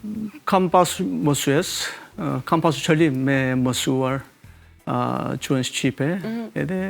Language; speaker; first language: Albanian; non-native, fluent; Korean